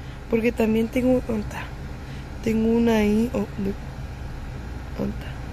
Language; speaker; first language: Spanish; early bilingual, heritage; Spanish